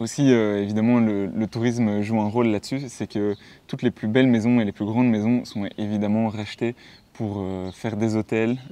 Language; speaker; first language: French; native; French